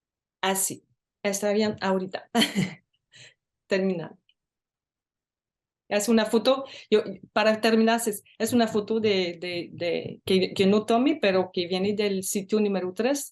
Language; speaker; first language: Spanish; non-native, learner; French